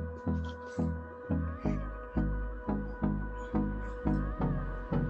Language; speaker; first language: English; native; English